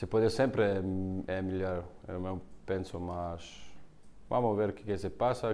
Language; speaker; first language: Portuguese; non-native, learner; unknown